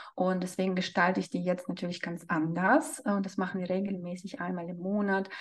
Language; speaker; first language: German; non-native, fluent; Russian